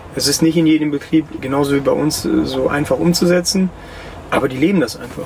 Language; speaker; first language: German; early bilingual, other home language; Russian